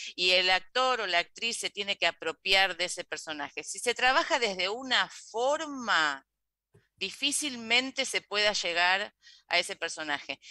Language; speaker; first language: Spanish; native; Spanish